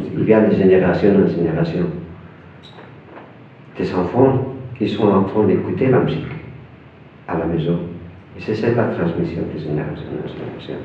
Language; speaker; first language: French; non-native, fluent; Spanish